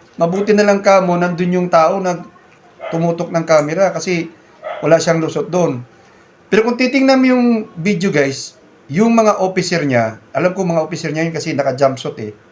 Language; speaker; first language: Filipino; non-native, local second language; Cebuano